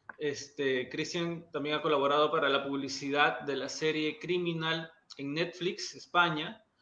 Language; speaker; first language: Spanish; native; Spanish